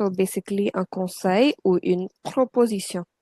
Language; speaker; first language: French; non-native, fluent; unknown